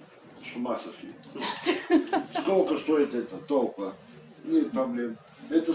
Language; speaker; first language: Russian; non-native, learner; Bulgarian